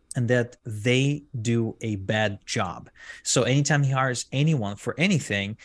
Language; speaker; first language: English; non-native, fluent; Hebrew